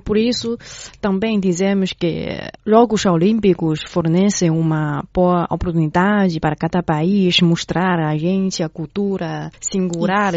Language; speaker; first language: Portuguese; non-native, fluent; Chinese